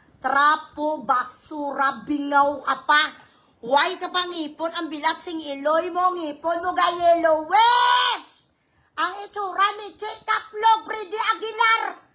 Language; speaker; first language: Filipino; non-native, local second language; Hiligaynon